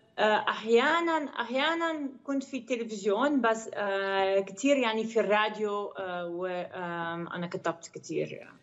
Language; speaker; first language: Arabic; non-native, learner; Dutch